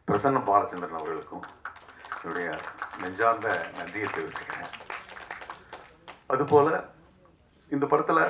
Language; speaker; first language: Tamil; native; Tamil